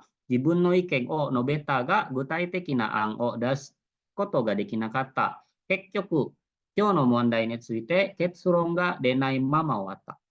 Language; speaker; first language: Japanese; non-native, fluent; Indonesian